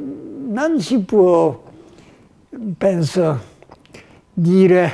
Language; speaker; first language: Italian; non-native, fluent; Polish